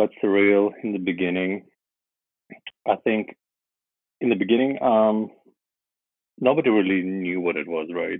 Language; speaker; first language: English; non-native, fluent; Russian